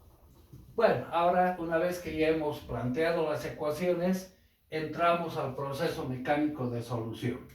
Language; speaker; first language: Spanish; native; Spanish